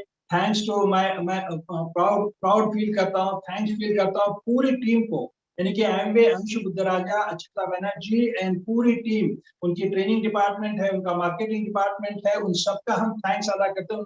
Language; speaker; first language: Hindi; native; Hindi